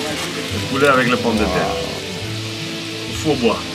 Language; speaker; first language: French; non-native, fluent; Greek